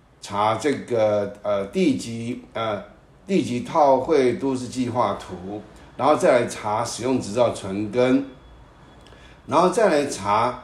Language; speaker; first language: Chinese; native; Chinese